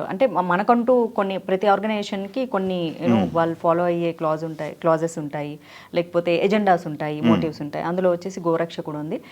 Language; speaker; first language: Telugu; native; Telugu